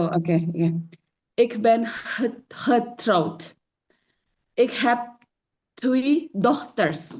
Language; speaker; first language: Dutch; non-native, learner; Indonesian